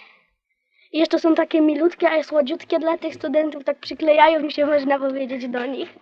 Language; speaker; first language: Polish; native; Polish